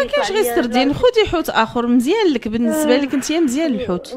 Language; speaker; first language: Arabic; native; Arabic